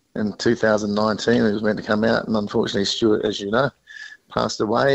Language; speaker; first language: English; native; English